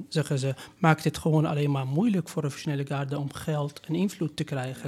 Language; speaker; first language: Dutch; non-native, fluent; Persian